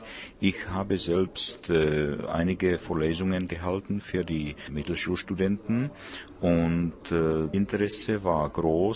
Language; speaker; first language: German; non-native, fluent; Czech